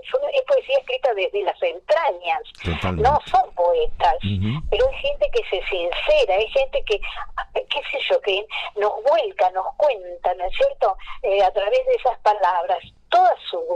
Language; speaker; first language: Spanish; native; Spanish